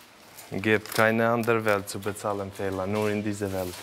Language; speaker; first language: German; non-native, learner; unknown